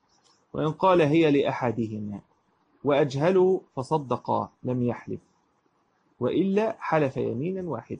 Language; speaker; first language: Arabic; native; Arabic